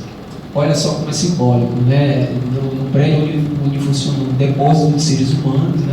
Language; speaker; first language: Portuguese; native; Portuguese